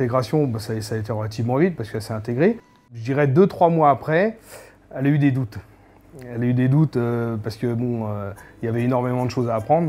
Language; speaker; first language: French; native; French